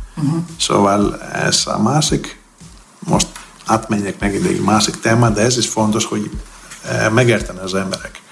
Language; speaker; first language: Hungarian; non-native, fluent; Greek